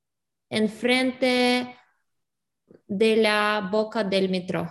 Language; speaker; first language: Spanish; non-native, learner; English